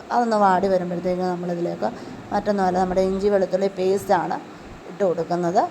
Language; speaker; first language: Malayalam; native; Malayalam